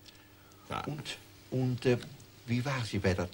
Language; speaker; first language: German; native; German